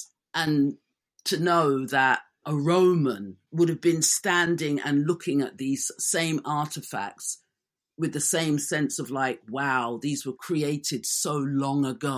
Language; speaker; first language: English; native; English